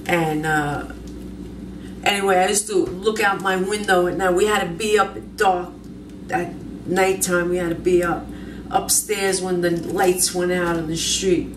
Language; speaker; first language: English; native; English